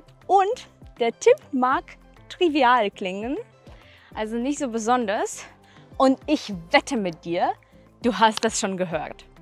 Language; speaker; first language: German; non-native, fluent; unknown